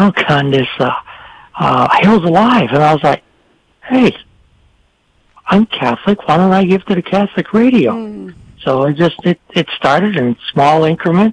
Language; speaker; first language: English; non-native, local second language; French